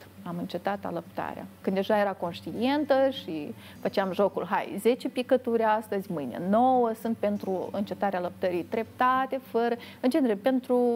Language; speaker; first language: Romanian; native; Romanian